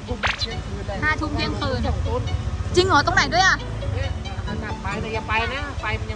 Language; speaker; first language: Thai; native; Thai